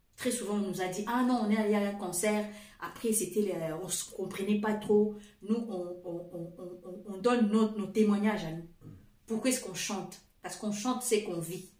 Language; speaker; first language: French; non-native, fluent; Portuguese